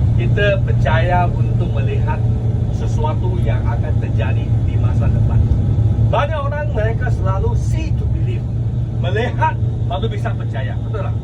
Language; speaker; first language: Malay; non-native, local second language; Chinese